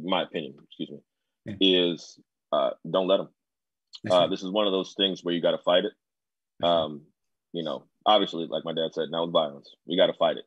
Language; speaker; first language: English; native; English